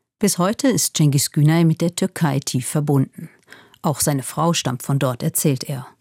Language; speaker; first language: German; native; German